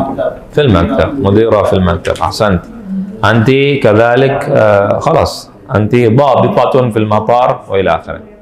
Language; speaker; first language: Arabic; non-native, fluent; Indonesian